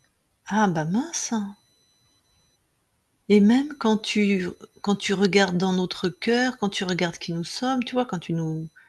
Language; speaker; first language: French; native; French